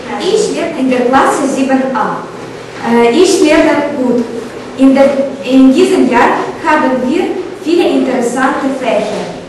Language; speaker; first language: German; non-native, learner; Ukrainian